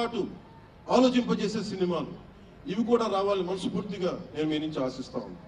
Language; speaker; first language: Telugu; native; Telugu